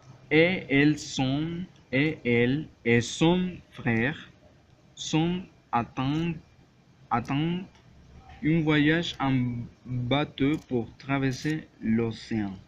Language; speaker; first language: French; non-native, learner; Spanish